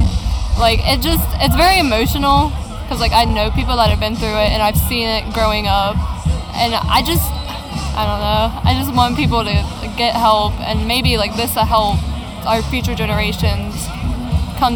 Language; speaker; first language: English; native; English